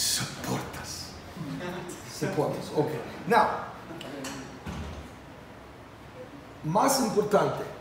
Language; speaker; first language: Spanish; non-native, learner; English